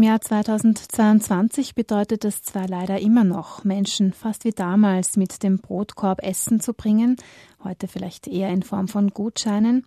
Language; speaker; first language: German; native; German